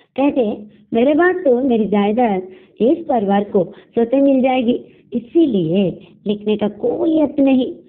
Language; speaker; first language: Hindi; non-native, local second language; Telugu